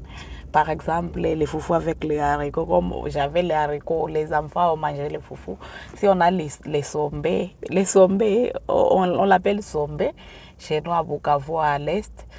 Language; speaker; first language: French; non-native, local second language; Swahili